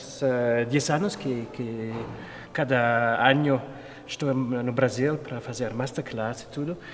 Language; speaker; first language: Portuguese; non-native, learner; German